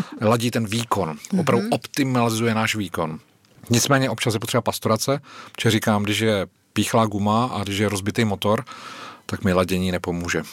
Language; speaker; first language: Czech; native; Czech